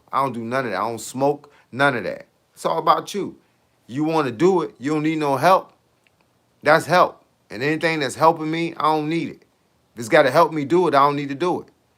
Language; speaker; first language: English; native; English